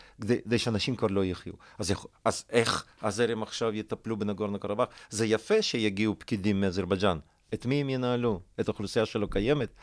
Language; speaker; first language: Hebrew; non-native, fluent; Russian